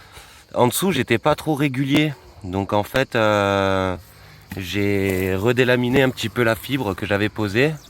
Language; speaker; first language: French; native; French